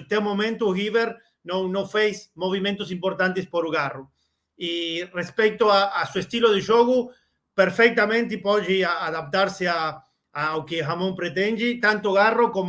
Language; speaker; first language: Portuguese; non-native, learner; Spanish